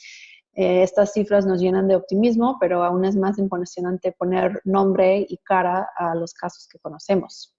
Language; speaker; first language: Spanish; non-native, fluent; English